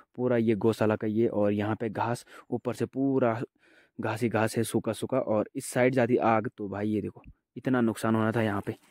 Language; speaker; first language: Hindi; non-native, local second language; Garhwali